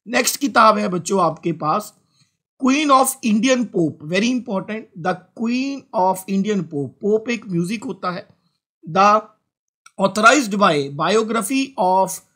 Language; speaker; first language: Hindi; non-native, local second language; Punjabi